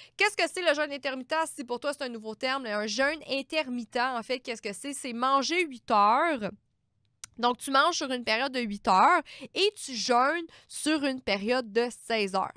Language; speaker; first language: French; native; French